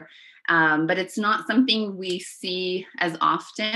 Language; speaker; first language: English; non-native, fluent; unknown